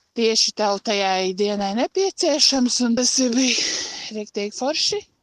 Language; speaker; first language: Latvian; native; Latvian